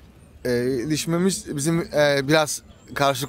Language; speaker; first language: Turkish; non-native, learner; Azerbaijani